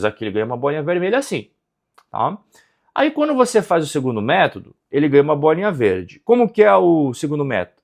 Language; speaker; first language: Portuguese; native; Portuguese